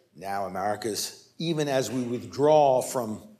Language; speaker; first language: English; native; English